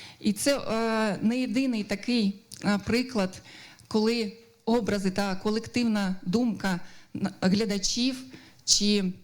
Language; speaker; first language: Ukrainian; native; Ukrainian